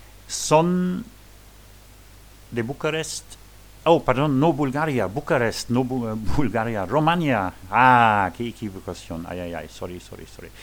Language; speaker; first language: Spanish; non-native, learner; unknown